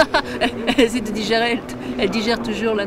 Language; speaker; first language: French; native; French